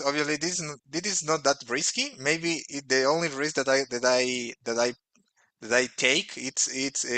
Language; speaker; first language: English; non-native, fluent; Portuguese